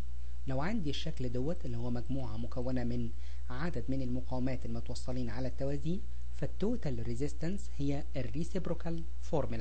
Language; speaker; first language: Arabic; native; Arabic